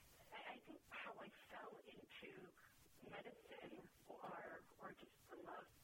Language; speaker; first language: English; non-native, local second language; Filipino